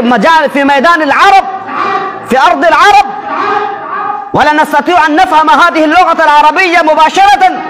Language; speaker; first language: Arabic; non-native, fluent; Urdu